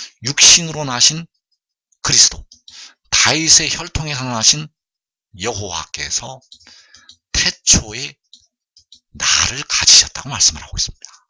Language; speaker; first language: Korean; native; Korean